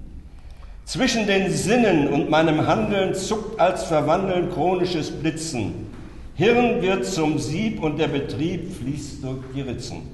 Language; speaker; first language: German; native; German